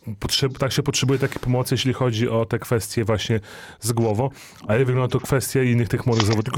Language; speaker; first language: Polish; native; Polish